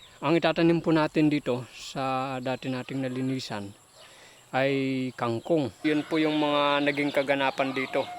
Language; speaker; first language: Filipino; native; Filipino